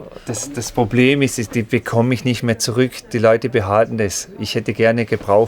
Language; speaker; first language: German; native; German